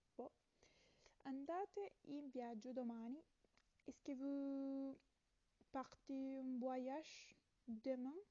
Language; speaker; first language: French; non-native, learner; Italian